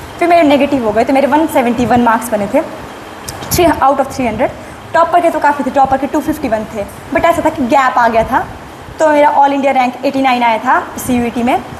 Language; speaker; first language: Hindi; native; Hindi